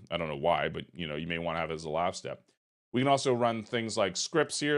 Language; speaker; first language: English; native; English